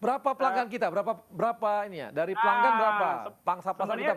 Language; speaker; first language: Indonesian; native; Indonesian